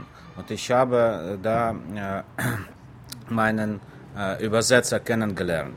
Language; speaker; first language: German; non-native, fluent; Russian